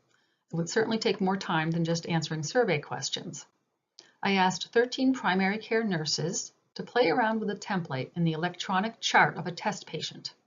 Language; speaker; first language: English; native; English